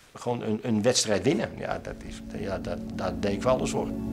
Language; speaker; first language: Dutch; native; Dutch